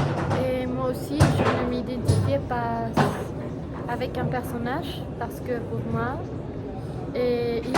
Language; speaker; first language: French; non-native, learner; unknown